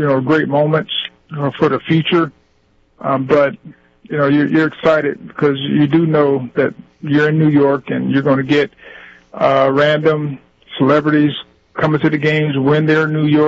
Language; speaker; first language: English; native; English